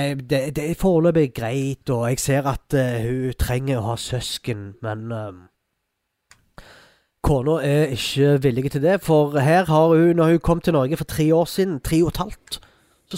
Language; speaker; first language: Norwegian; early bilingual, other home language; Arabic